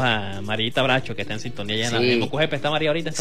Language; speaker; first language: Spanish; native; Spanish